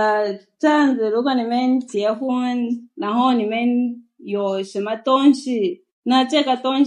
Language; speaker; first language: Chinese; non-native, learner; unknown